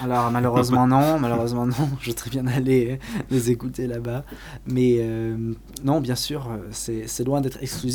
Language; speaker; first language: French; native; French